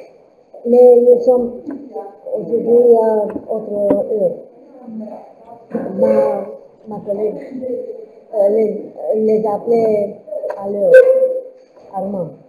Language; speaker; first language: French; non-native, learner; Romanian